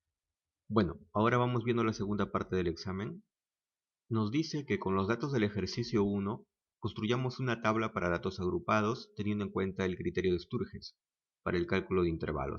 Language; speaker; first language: Spanish; native; Spanish